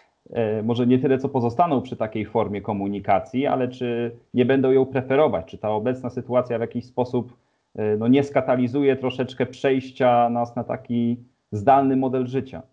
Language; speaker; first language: Polish; native; Polish